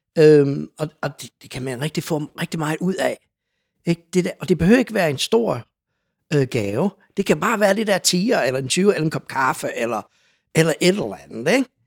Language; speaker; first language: Danish; non-native, fluent; English